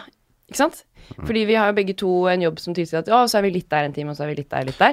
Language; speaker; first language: Norwegian; native; Norwegian